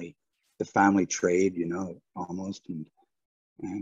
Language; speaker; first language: English; native; English